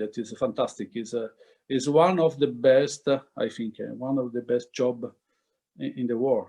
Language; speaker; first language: English; non-native, fluent; Italian